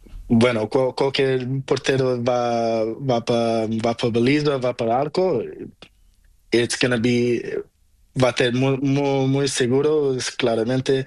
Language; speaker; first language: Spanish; non-native, learner; Portuguese